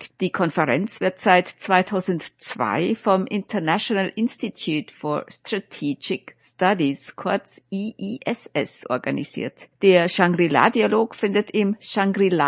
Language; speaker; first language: German; native; German